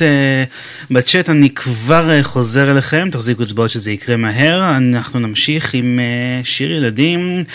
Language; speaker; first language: Hebrew; native; Hebrew